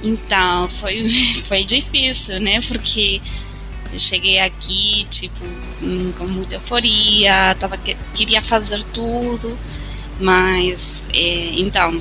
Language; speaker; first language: Portuguese; non-native, fluent; Spanish